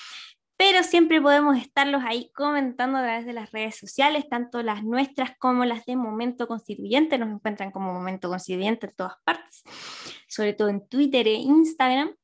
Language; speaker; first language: Spanish; native; Spanish